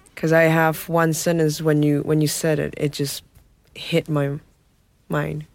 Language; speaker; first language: English; non-native, fluent; Chinese